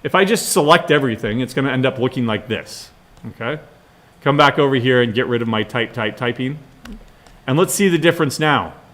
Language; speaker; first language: English; native; English